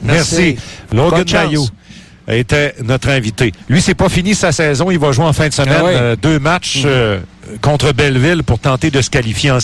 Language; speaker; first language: French; native; French